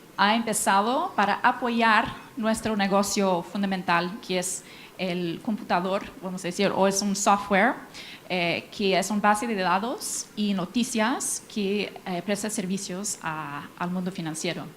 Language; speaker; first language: Spanish; non-native, fluent; English